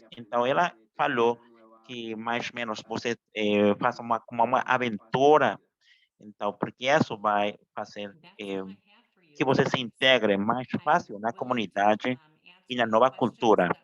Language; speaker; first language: Portuguese; non-native, fluent; Spanish